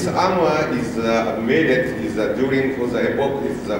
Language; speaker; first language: English; non-native, learner; Japanese